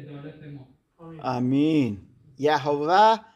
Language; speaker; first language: Persian; non-native, learner; German